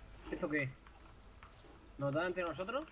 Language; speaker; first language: Spanish; native; Spanish